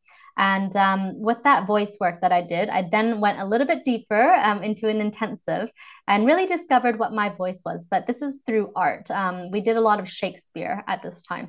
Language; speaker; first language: English; native; English